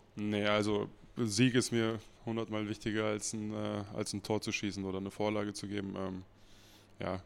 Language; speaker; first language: German; native; German